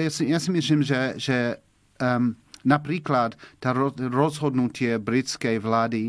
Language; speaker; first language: Slovak; non-native, fluent; English